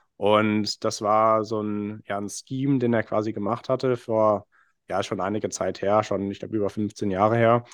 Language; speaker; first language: German; non-native, fluent; English